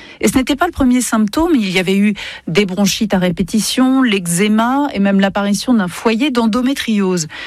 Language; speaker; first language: French; native; French